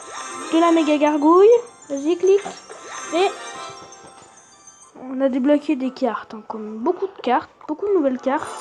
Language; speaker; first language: French; native; French